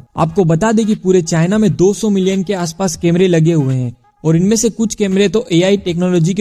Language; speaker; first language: Hindi; native; Hindi